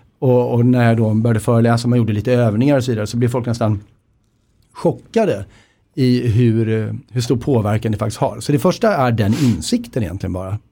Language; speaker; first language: Swedish; native; Swedish